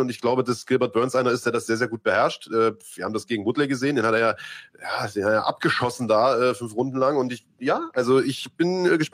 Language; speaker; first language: German; native; German